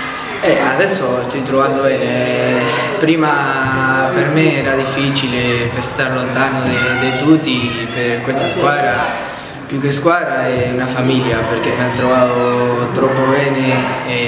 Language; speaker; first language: Italian; non-native, learner; Spanish